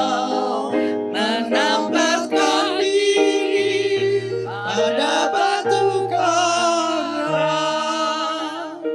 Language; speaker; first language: Indonesian; native; Indonesian